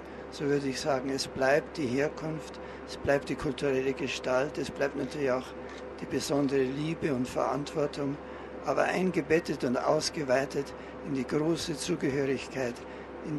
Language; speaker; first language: German; native; German